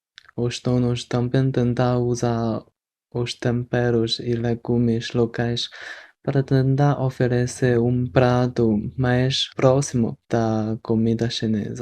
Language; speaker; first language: Portuguese; non-native, fluent; Chinese